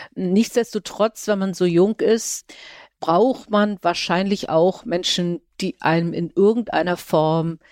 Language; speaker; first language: German; native; German